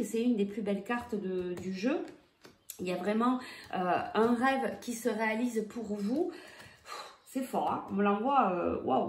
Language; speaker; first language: French; native; French